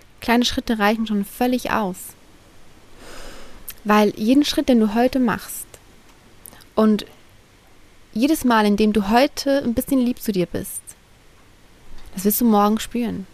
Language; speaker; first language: German; native; German